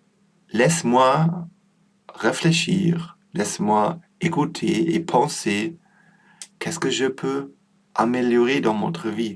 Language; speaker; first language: French; non-native, learner; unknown